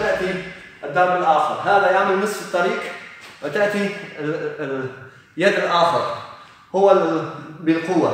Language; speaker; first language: Arabic; non-native, fluent; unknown